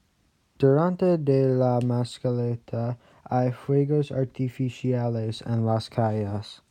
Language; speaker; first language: Spanish; non-native, learner; English